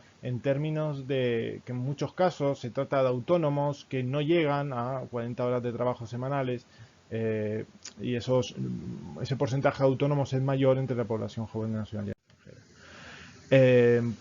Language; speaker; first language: Spanish; native; Spanish